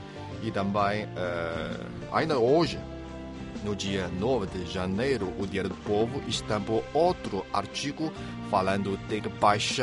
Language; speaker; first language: Portuguese; non-native, fluent; Chinese